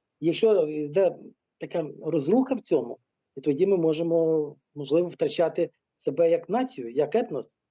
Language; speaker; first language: Ukrainian; non-native, local second language; Russian